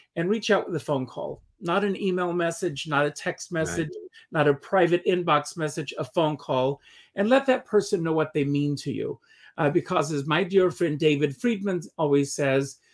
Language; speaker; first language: English; native; English